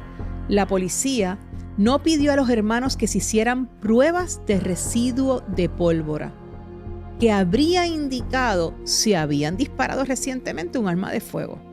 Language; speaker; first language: Spanish; native; Spanish